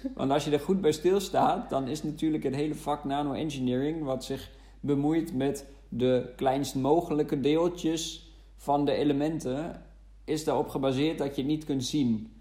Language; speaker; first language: Dutch; non-native, fluent; German